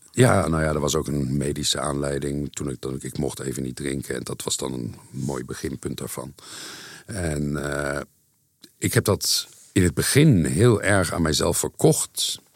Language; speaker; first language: Dutch; native; Dutch